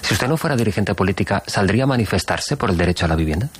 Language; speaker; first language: Spanish; native; Spanish